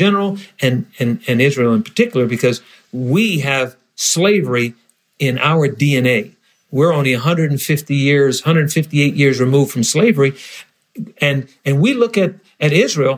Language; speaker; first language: English; native; English